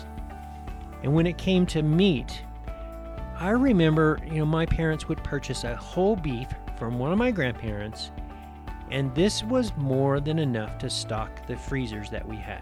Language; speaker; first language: English; native; English